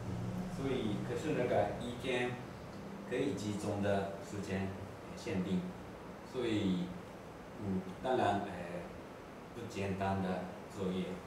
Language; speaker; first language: Chinese; non-native, learner; Japanese